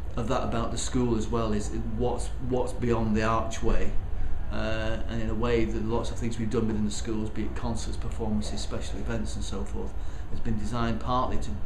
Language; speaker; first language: English; native; English